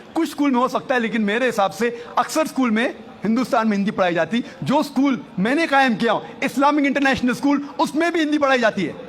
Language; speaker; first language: Hindi; non-native, local second language; Konkani